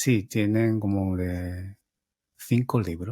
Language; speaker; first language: Spanish; non-native, fluent; Japanese